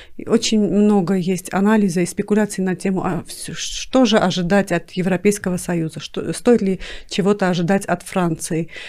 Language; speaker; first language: Russian; non-native, local second language; Armenian